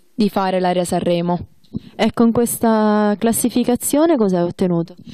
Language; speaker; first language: Italian; native; Italian